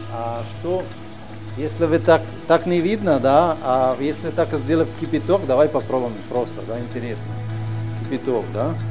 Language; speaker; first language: Russian; non-native, fluent; Italian